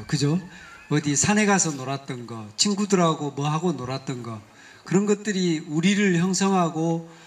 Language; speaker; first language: Korean; native; Korean